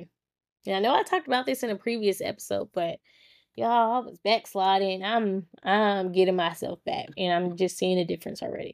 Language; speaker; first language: English; native; English